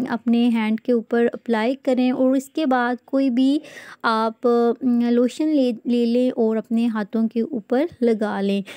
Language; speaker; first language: Urdu; native; Urdu